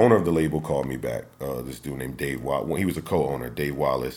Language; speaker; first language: English; native; English